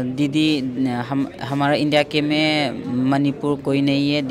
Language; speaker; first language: Hindi; non-native, local second language; Manipuri